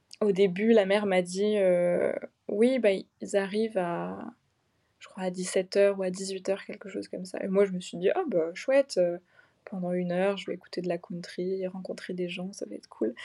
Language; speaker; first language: French; native; French